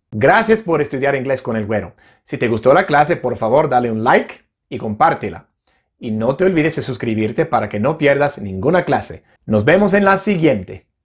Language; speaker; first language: Spanish; non-native, fluent; English